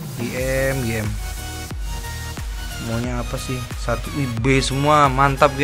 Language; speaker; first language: Indonesian; native; Indonesian